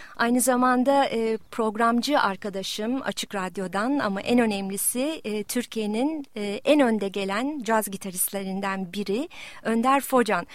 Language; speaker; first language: Turkish; native; Turkish